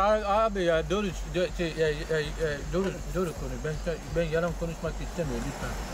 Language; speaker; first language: Turkish; non-native, learner; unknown